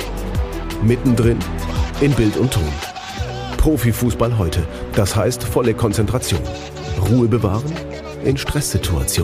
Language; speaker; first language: German; native; German